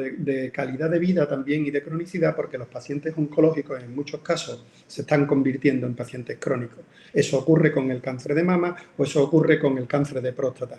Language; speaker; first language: Spanish; native; Spanish